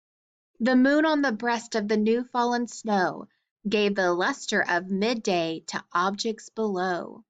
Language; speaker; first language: English; native; English